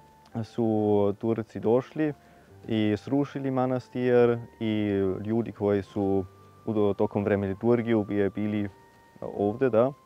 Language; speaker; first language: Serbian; non-native, fluent; German